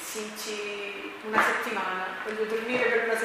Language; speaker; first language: Italian; native; Italian